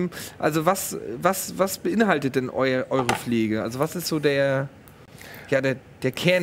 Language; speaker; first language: German; native; German